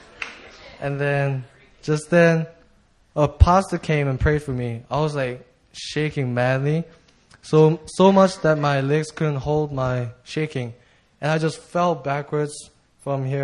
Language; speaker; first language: English; native; English